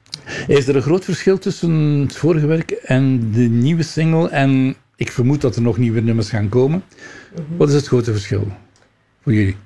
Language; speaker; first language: Dutch; native; Dutch